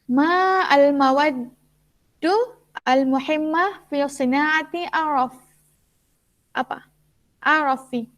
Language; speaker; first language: Arabic; non-native, fluent; Malay